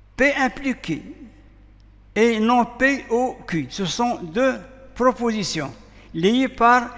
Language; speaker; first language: French; non-native, local second language; Arabic